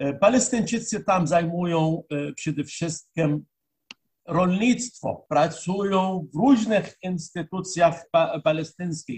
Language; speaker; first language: Polish; non-native, fluent; Arabic